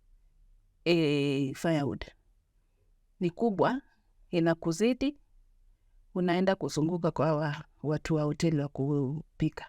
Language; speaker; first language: Swahili; native; Swahili